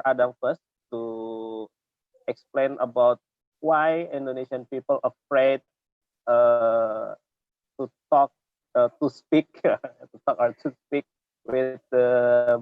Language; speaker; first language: English; non-native, learner; Indonesian